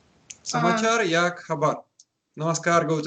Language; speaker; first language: Hindi; non-native, learner; Russian